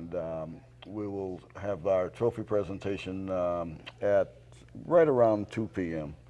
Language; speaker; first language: English; native; English